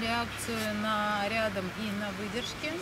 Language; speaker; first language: Russian; native; Russian